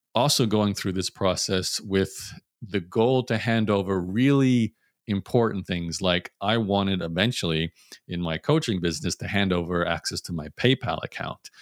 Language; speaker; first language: English; native; English